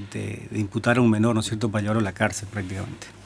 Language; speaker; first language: Spanish; native; Spanish